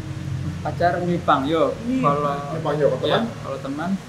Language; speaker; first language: Indonesian; native; Indonesian